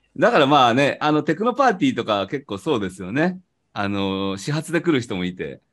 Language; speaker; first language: Japanese; native; Japanese